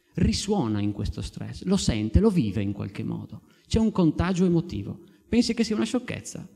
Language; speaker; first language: Italian; native; Italian